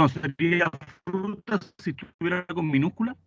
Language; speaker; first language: Spanish; native; Spanish